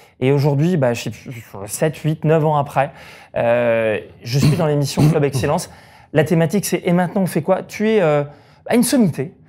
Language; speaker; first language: French; native; French